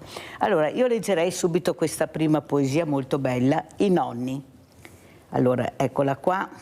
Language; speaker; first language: Italian; native; Italian